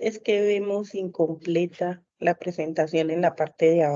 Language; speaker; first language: Spanish; native; Spanish